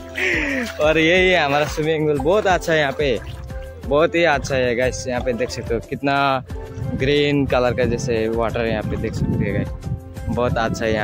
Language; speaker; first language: Hindi; non-native, local second language; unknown